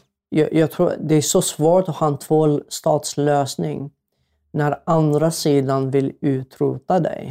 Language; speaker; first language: Swedish; non-native, fluent; Arabic